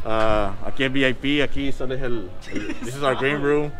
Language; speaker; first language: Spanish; early bilingual, heritage; Spanish